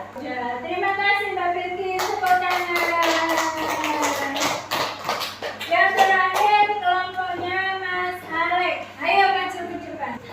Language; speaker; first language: Indonesian; native; Indonesian